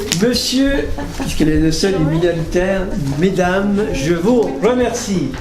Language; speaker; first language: French; native; French